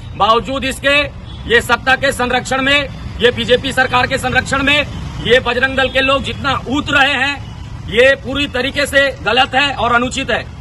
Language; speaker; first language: Hindi; native; Hindi